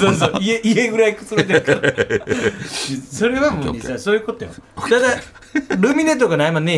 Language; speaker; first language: Japanese; native; Japanese